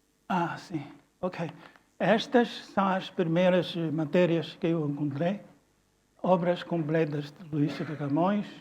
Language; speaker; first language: Portuguese; non-native, fluent; Chinese